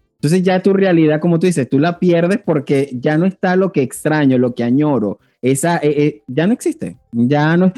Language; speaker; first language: Spanish; native; Spanish